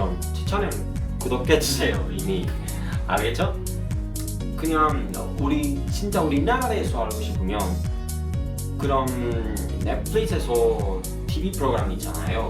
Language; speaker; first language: Korean; non-native, learner; Spanish